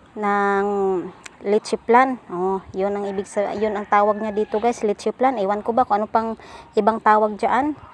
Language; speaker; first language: Filipino; non-native, local second language; Cebuano